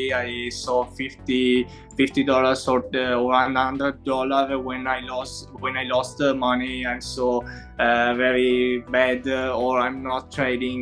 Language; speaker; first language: English; non-native, learner; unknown